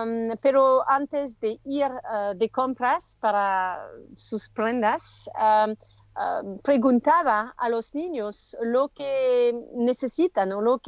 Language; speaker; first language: Spanish; non-native, learner; French